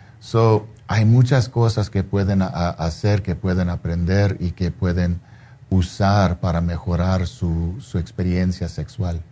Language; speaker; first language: Spanish; non-native, fluent; English